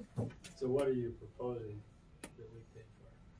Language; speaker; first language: English; native; English